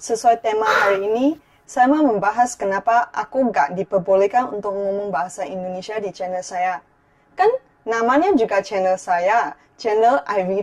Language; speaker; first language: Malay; non-native, fluent; Chinese